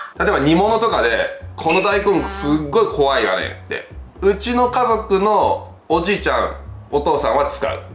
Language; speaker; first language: Japanese; native; Japanese